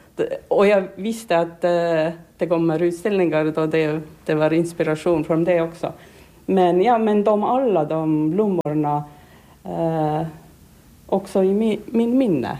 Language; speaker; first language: Swedish; non-native, learner; Finnish